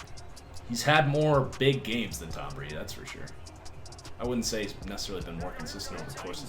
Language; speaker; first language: English; native; English